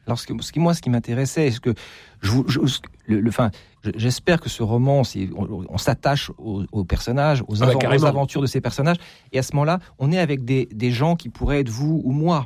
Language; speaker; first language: French; native; French